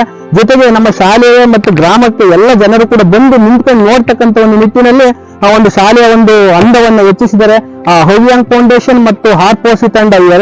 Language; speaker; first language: Kannada; native; Kannada